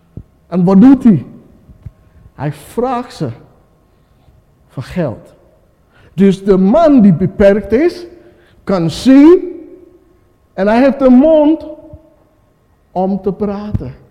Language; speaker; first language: Dutch; non-native, fluent; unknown